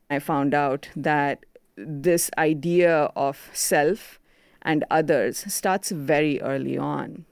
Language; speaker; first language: English; non-native, local second language; Konkani